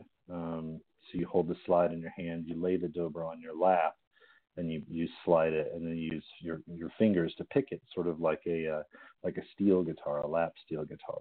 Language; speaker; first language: English; native; English